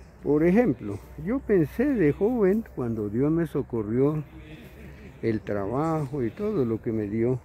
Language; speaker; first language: Spanish; native; Spanish